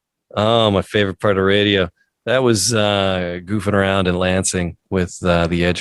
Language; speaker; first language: English; native; English